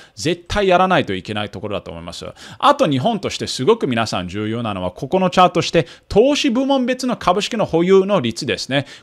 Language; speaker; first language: Japanese; early bilingual, heritage; Japanese